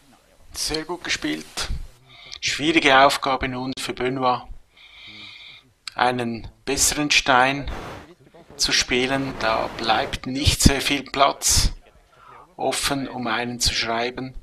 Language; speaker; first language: German; native; German